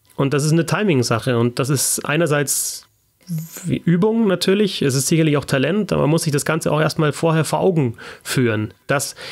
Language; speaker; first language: German; native; German